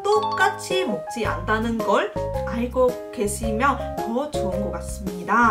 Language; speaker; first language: Korean; non-native, local second language; Vietnamese